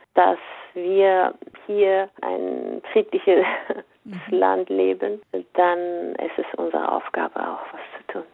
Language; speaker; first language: German; non-native, fluent; Persian